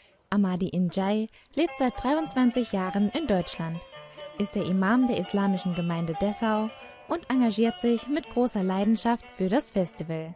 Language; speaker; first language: German; native; German